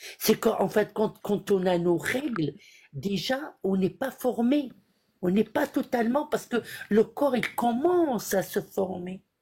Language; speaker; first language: French; early bilingual, other home language; Arabic